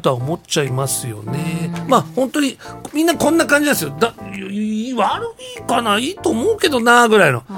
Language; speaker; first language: Japanese; native; Japanese